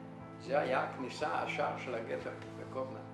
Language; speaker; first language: Hebrew; non-native, fluent; Yiddish